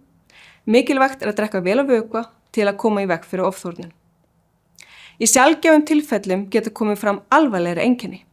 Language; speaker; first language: Icelandic; native; Icelandic